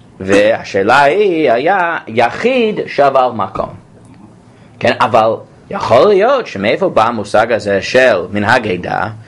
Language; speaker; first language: Hebrew; non-native, fluent; English